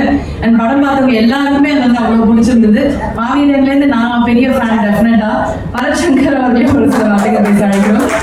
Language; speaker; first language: Tamil; native; Tamil